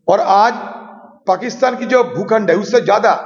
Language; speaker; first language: Hindi; non-native, local second language; Bangla